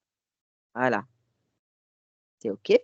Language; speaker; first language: French; native; French